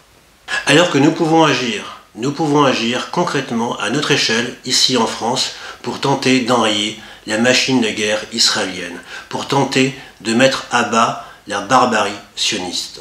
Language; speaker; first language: French; native; French